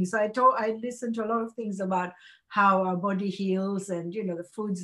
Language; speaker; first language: English; non-native, local second language; Gujarati